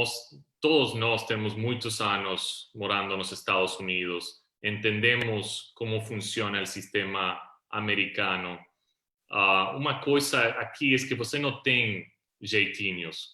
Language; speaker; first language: Portuguese; non-native, fluent; Spanish